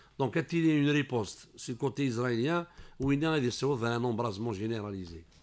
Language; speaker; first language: French; non-native, local second language; Kabyle